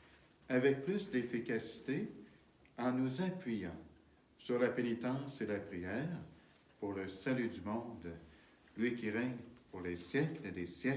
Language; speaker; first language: French; native; French